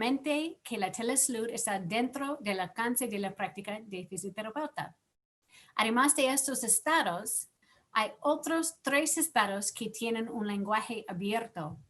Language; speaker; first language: Spanish; non-native, fluent; English